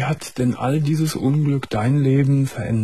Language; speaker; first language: German; native; German